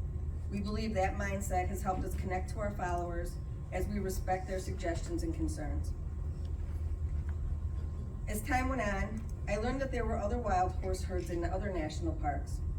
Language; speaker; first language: English; native; English